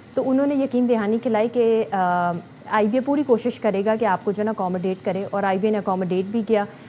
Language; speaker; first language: Urdu; native; Urdu